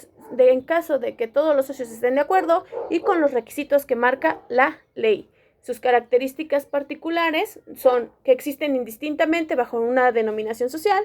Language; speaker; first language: Spanish; native; Spanish